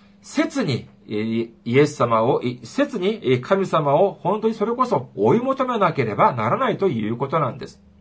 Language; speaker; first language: Japanese; non-native, fluent; Korean